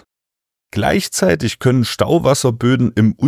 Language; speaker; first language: German; native; German